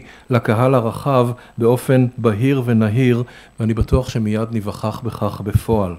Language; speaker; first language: Hebrew; native; Hebrew